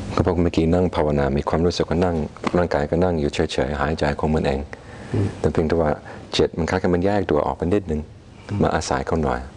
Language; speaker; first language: Thai; non-native, fluent; English